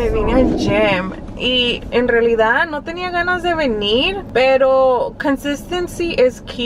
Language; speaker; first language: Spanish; early bilingual, heritage; English